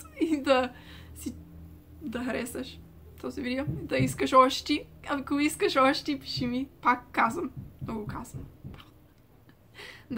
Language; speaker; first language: Bulgarian; early bilingual, heritage; Bulgarian